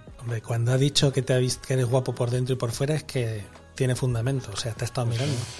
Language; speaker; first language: Spanish; native; Spanish